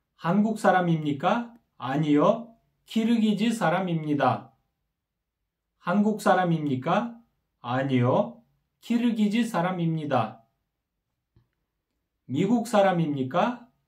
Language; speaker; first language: Korean; non-native, learner; Kyrgyz